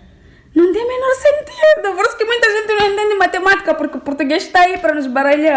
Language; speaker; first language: Portuguese; native; Portuguese